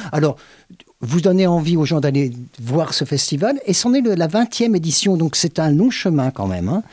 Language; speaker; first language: French; native; French